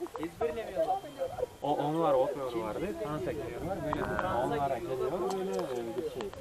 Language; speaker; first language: Turkish; non-native, local second language; Kyrgyz